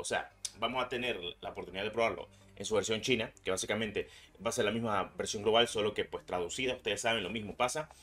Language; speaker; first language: Spanish; native; Spanish